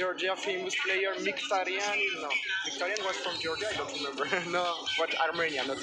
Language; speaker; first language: English; non-native, learner; French